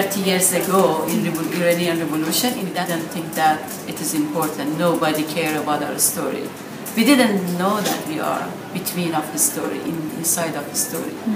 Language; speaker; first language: English; non-native, fluent; Persian